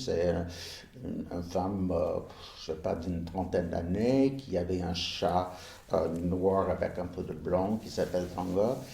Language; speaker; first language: French; non-native, fluent; English